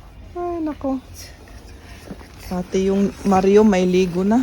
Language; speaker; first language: Filipino; native; Filipino